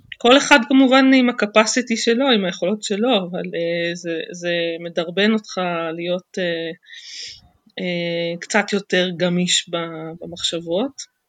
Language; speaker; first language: Hebrew; native; Hebrew